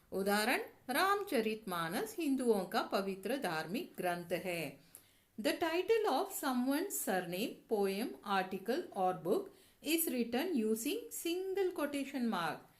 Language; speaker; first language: Hindi; non-native, local second language; Tamil